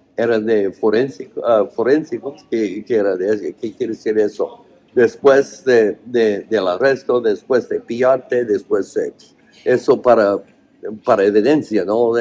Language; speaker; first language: Spanish; non-native, fluent; English